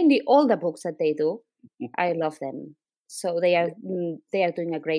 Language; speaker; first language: English; non-native, fluent; Spanish